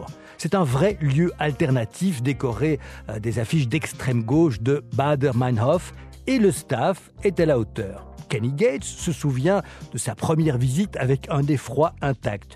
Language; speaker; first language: French; native; French